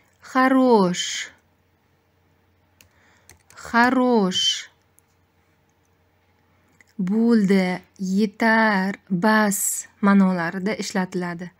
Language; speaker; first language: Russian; non-native, fluent; Uzbek